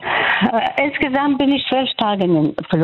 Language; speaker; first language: German; non-native, fluent; Persian